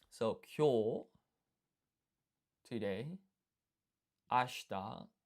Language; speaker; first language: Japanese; non-native, learner; English